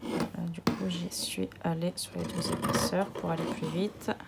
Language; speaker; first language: French; native; French